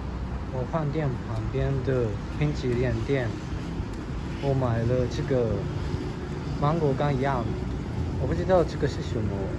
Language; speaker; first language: Chinese; non-native, fluent; Japanese